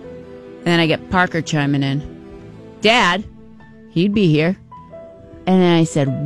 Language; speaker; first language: English; native; English